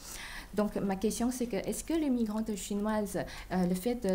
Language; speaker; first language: French; non-native, fluent; Chinese